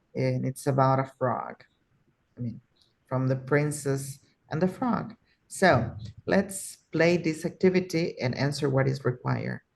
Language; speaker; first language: English; non-native, fluent; Spanish